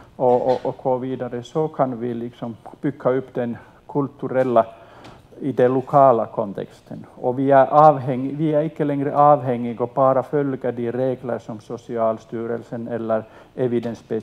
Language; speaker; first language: Swedish; non-native, local second language; Finnish